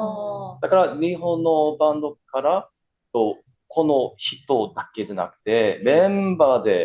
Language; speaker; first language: Japanese; non-native, fluent; English